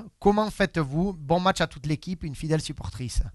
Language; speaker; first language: French; native; French